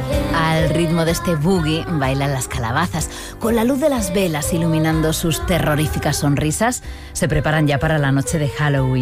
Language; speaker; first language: Spanish; native; Spanish